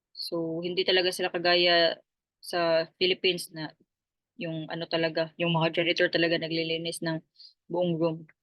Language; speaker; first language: Filipino; native; Filipino